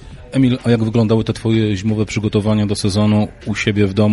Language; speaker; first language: Polish; native; Polish